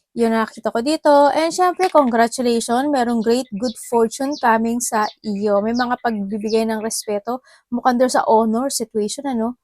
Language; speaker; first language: Filipino; native; Filipino